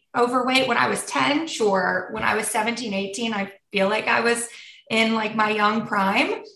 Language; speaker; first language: English; early bilingual, other home language; Polish